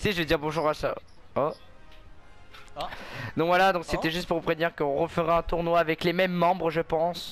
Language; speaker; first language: French; native; French